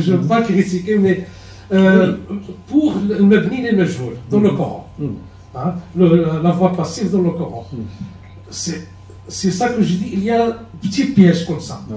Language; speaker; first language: French; non-native, learner; Arabic